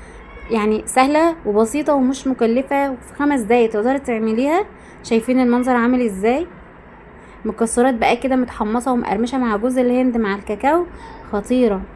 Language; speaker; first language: Arabic; native; Arabic